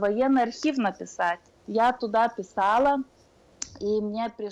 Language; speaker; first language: Russian; non-native, fluent; Lithuanian